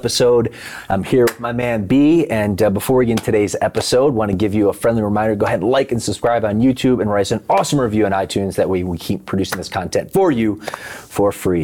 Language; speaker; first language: English; native; English